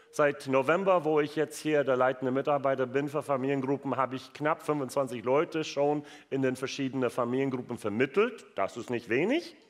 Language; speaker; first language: German; non-native, fluent; English